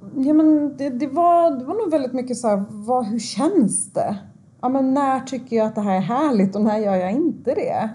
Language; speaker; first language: Swedish; early bilingual, other home language; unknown